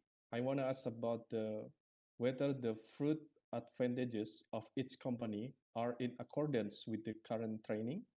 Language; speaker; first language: English; non-native, fluent; Indonesian